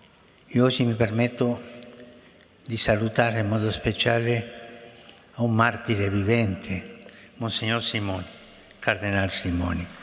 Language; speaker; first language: Italian; non-native, fluent; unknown